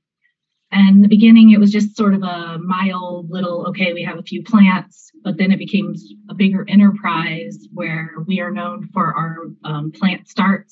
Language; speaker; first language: English; native; English